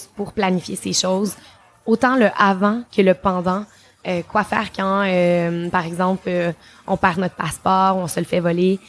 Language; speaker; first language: French; native; French